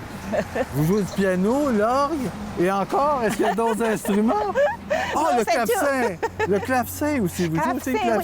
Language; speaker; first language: French; native; French